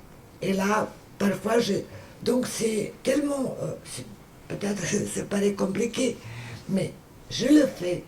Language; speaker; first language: French; non-native, fluent; Serbian